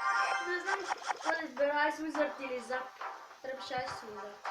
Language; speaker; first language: Bulgarian; native; Bulgarian